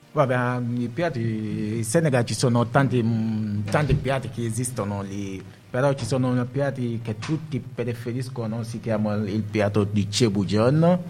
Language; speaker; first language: Italian; non-native, learner; Wolof